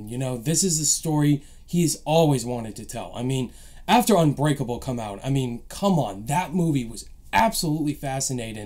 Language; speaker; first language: English; native; English